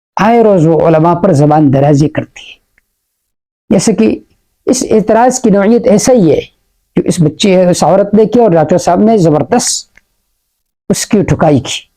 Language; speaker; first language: Urdu; non-native, local second language; Pashto